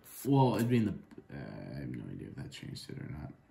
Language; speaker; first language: English; native; English